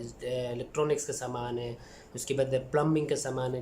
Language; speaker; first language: Urdu; native; Urdu